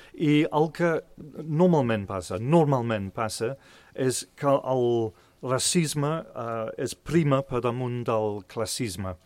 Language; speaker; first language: Catalan; non-native, fluent; English